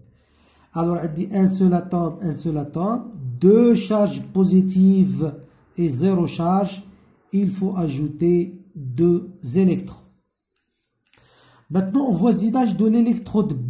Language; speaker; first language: French; non-native, local second language; Arabic